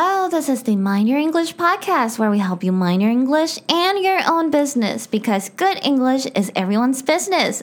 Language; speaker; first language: English; non-native, fluent; Chinese